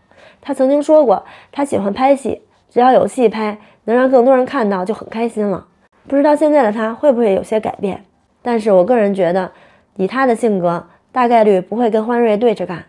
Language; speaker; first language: Chinese; native; Chinese